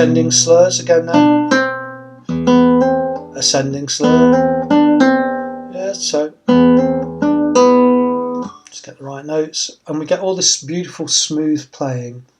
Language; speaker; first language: English; native; English